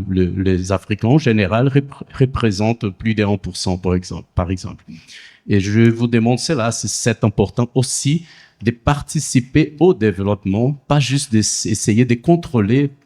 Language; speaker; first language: French; non-native, fluent; Portuguese